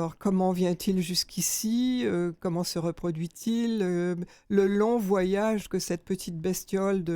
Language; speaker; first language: French; native; French